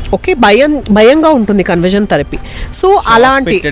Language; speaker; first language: Telugu; non-native, local second language; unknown